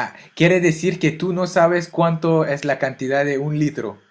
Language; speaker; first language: Spanish; non-native, fluent; French